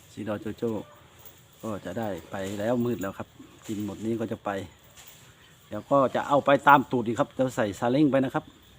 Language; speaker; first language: Thai; native; Thai